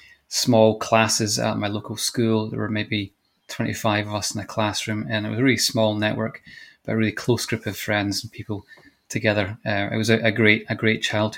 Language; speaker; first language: English; native; English